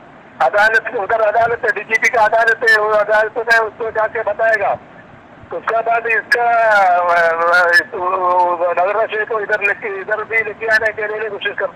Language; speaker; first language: Hindi; non-native, local second language; Malayalam